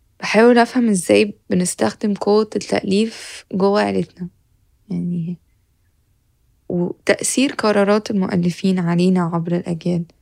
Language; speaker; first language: Arabic; native; Arabic